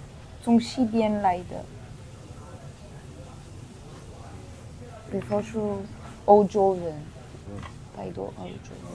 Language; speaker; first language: Chinese; non-native, learner; French